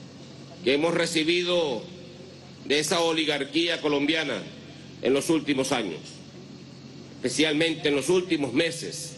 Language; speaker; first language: Spanish; native; Spanish